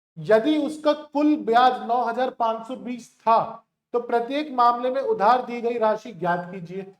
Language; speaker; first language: Hindi; native; Hindi